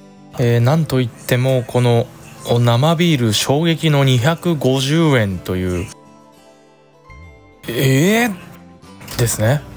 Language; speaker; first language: Japanese; native; Japanese